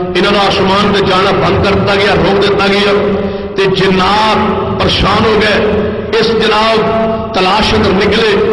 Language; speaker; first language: Urdu; non-native, local second language; Punjabi